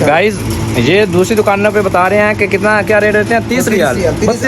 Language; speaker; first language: Hindi; native; Hindi